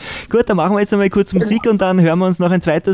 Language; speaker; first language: German; native; German